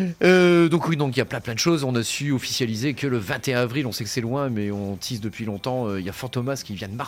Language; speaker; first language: French; native; French